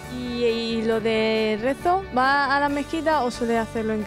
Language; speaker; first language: Spanish; native; Spanish